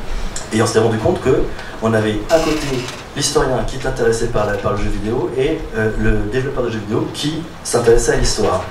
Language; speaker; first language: French; native; French